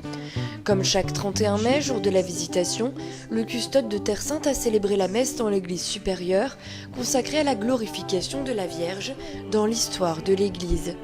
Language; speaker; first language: French; native; French